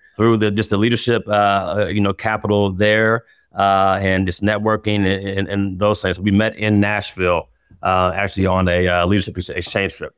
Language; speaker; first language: English; native; English